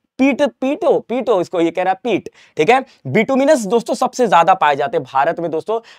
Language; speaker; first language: Hindi; native; Hindi